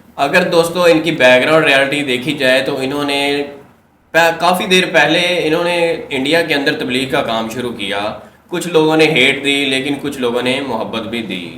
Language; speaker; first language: Urdu; native; Urdu